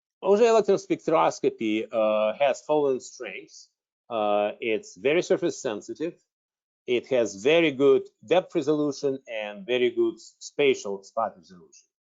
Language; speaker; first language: English; non-native, fluent; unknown